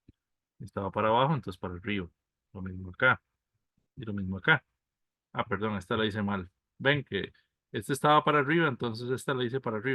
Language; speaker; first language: Spanish; native; Spanish